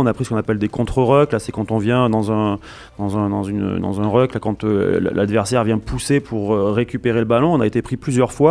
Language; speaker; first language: French; native; French